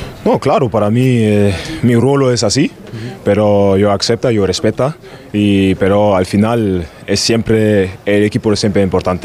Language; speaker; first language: Spanish; non-native, learner; German